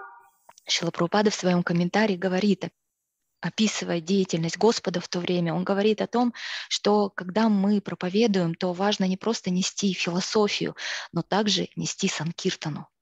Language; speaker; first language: Russian; native; Russian